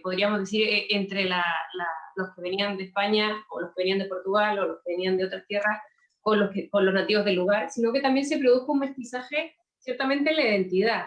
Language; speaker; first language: Spanish; native; Spanish